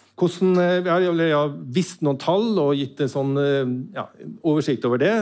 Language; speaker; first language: Norwegian; native; Norwegian